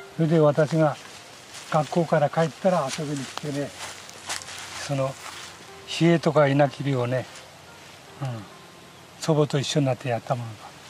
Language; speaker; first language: Japanese; native; Japanese